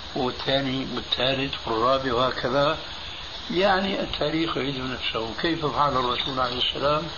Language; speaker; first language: Arabic; early bilingual, other home language; Albanian